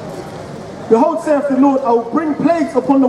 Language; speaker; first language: English; native; English